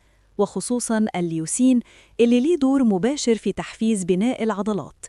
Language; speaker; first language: Arabic; native; Arabic